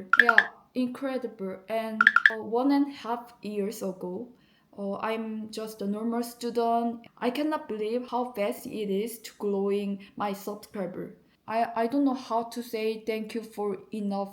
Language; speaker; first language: English; non-native, learner; Korean